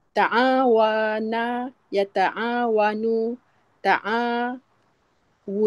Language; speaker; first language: Arabic; non-native, learner; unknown